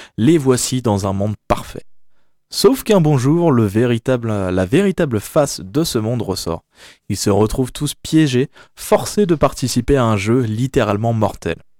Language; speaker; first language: French; native; French